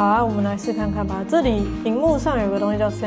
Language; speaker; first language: Chinese; native; Chinese